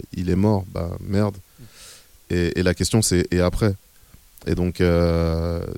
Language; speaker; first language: French; native; French